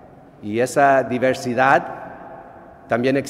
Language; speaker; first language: Spanish; non-native, fluent; English